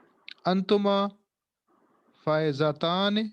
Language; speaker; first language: Arabic; non-native, learner; Urdu